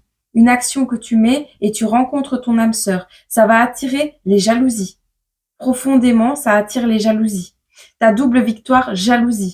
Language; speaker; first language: French; native; French